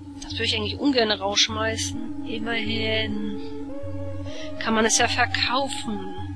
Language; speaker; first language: German; native; German